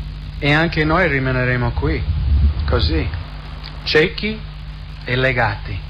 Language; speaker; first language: Italian; non-native, fluent; English